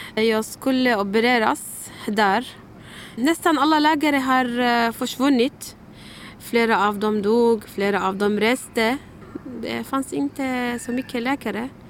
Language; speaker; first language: Swedish; non-native, learner; Arabic